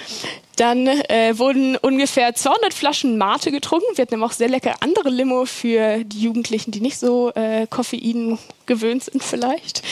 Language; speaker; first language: German; native; German